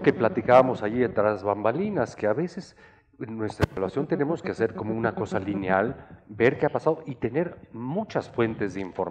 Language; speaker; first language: Spanish; native; Spanish